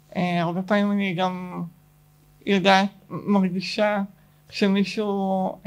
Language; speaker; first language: Hebrew; native; Hebrew